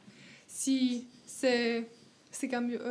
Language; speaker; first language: Spanish; non-native, learner; French